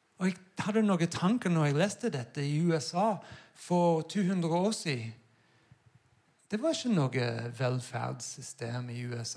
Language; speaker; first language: Norwegian; non-native, fluent; English